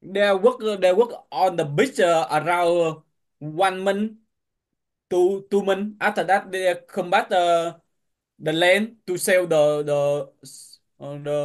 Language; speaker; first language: English; non-native, learner; Vietnamese